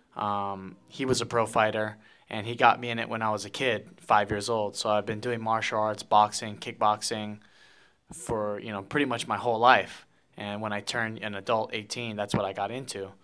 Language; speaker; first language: English; native; English